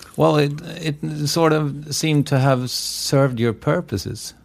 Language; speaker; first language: English; non-native, fluent; Swedish